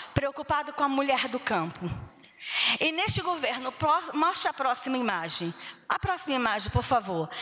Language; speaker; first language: Portuguese; native; Portuguese